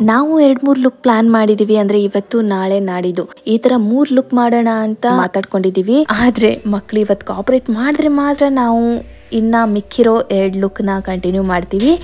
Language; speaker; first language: Kannada; non-native, local second language; Konkani